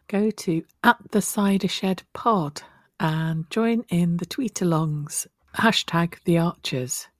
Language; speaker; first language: English; native; English